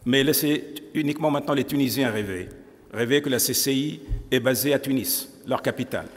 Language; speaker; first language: French; non-native, local second language; Arabic